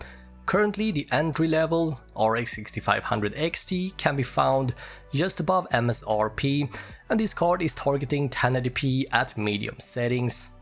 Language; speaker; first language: English; native; English